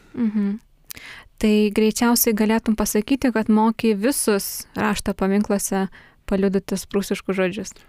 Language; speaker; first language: Lithuanian; native; Lithuanian